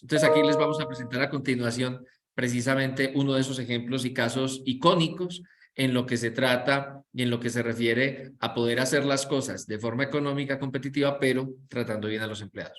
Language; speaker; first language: Spanish; native; Spanish